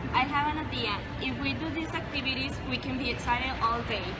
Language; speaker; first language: English; non-native, learner; Spanish